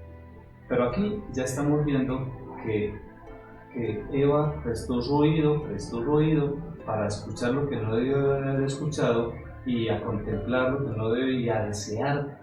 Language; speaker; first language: Spanish; native; Spanish